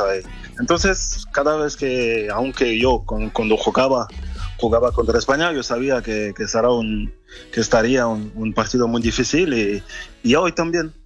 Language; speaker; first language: Spanish; non-native, fluent; French